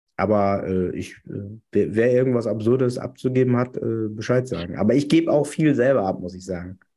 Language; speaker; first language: German; native; German